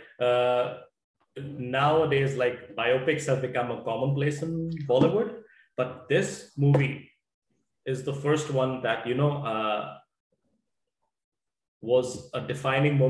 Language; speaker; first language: English; non-native, local second language; Punjabi